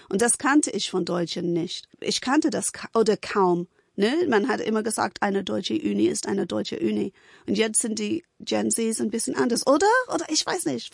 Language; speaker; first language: German; non-native, fluent; English